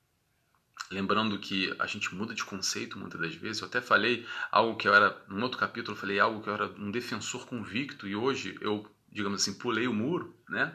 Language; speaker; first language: Portuguese; native; Portuguese